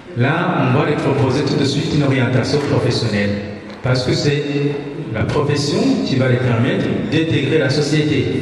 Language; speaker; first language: French; non-native, local second language; Kinyarwanda